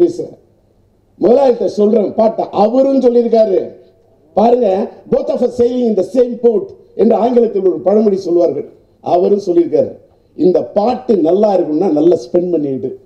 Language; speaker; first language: Tamil; native; Tamil